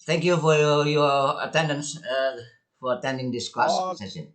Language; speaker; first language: English; non-native, fluent; Indonesian